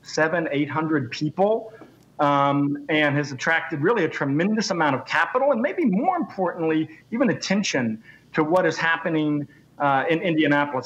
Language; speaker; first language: English; native; English